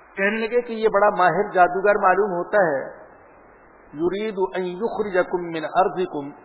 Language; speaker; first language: Urdu; non-native, local second language; Punjabi